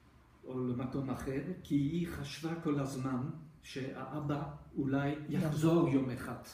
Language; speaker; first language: Hebrew; non-native, fluent; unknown